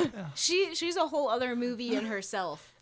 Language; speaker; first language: English; native; English